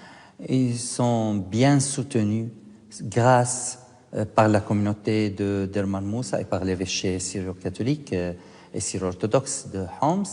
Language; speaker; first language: French; non-native, fluent; Arabic